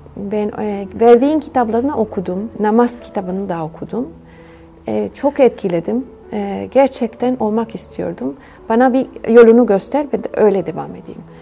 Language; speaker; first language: Turkish; non-native, fluent; Spanish